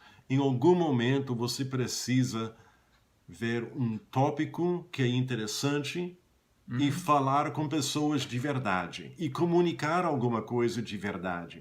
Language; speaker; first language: Portuguese; non-native, fluent; English